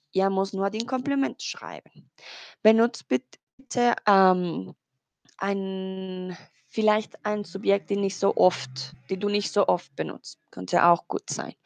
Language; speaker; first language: German; non-native, learner; Spanish